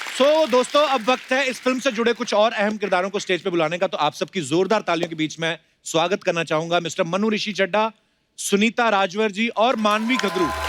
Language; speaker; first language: Hindi; native; Hindi